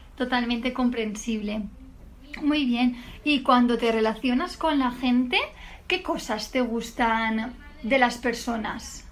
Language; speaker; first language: Spanish; native; Spanish